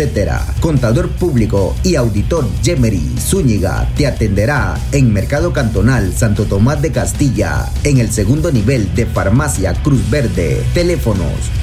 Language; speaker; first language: Spanish; native; Spanish